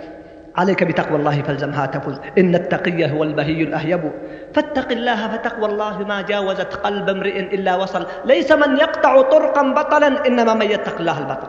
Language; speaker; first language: Arabic; native; Arabic